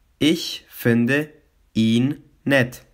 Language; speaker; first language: German; non-native, fluent; Albanian